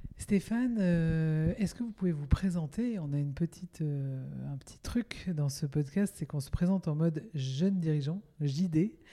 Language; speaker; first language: French; native; French